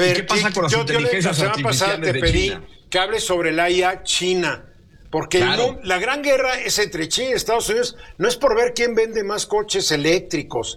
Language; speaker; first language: Spanish; native; Spanish